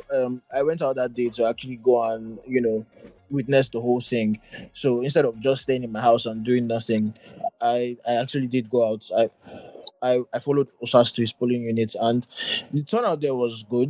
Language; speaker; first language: English; non-native, local second language; Yoruba